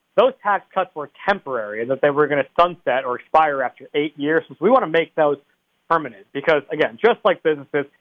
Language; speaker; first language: English; native; English